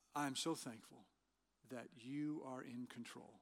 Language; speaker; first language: English; native; English